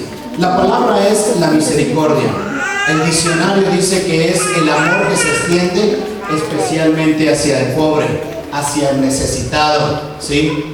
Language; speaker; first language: Spanish; native; Spanish